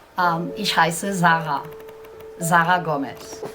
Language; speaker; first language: German; non-native, fluent; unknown